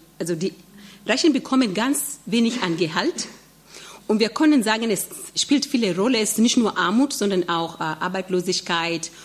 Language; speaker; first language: German; non-native, fluent; Swahili